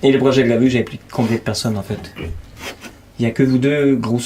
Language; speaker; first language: French; native; French